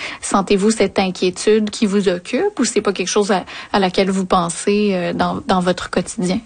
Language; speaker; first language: French; native; French